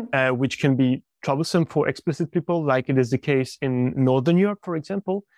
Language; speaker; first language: English; non-native, fluent; French